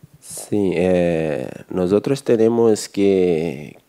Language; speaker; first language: Spanish; non-native, learner; Portuguese